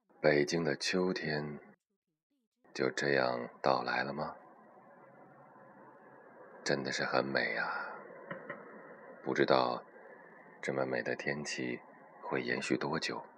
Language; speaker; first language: Chinese; native; Chinese